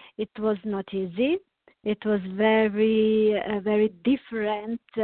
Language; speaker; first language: English; non-native, learner; Serbian